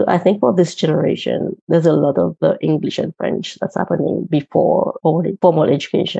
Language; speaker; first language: English; non-native, fluent; Morisyen